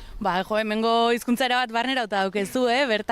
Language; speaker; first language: Basque; native; Basque